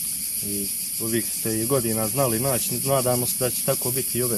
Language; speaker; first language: Bosnian; native; Bosnian